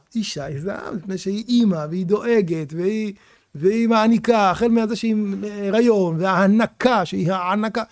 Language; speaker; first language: Hebrew; native; Hebrew